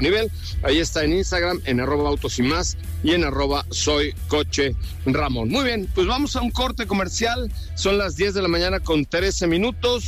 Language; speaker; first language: Spanish; native; Spanish